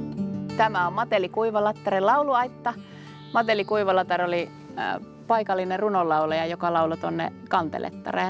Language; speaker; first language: Finnish; native; Finnish